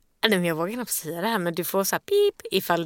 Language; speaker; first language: Swedish; native; Swedish